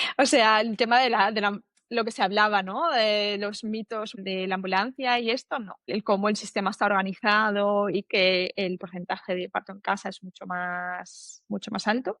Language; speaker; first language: Spanish; native; Spanish